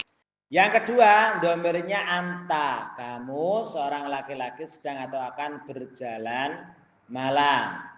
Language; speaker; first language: Indonesian; non-native, local second language; Javanese